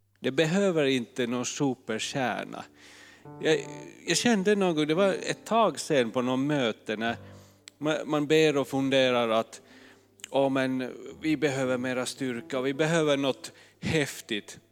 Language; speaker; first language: Swedish; non-native, fluent; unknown